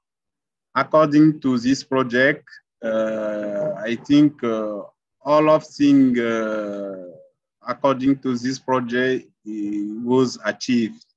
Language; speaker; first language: English; non-native, learner; French